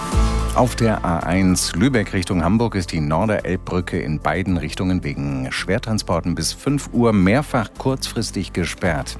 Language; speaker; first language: German; native; German